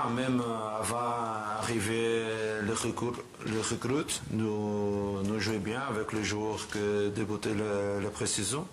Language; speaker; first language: French; non-native, learner; Portuguese